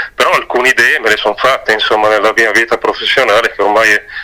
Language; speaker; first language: Italian; native; Italian